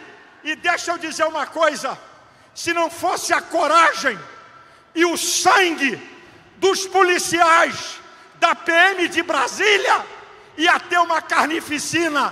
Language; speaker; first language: Portuguese; native; Portuguese